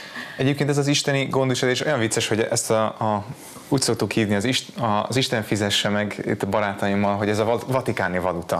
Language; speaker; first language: Hungarian; native; Hungarian